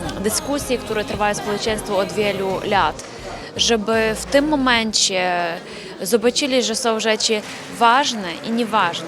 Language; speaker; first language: Polish; non-native, fluent; Ukrainian